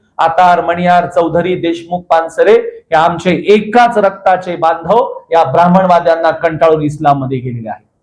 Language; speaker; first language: Marathi; native; Marathi